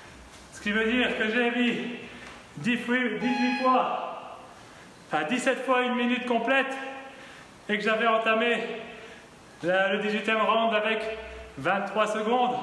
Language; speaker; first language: French; native; French